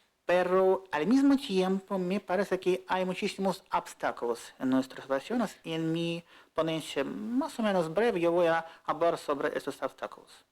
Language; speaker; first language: Spanish; non-native, fluent; Russian